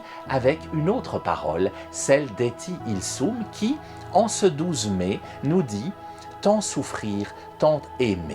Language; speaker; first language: French; native; French